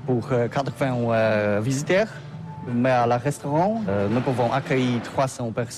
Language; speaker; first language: French; non-native, learner; Polish